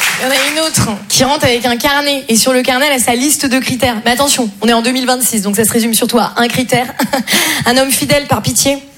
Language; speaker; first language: French; native; French